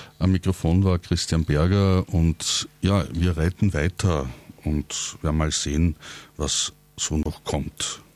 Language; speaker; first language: German; native; German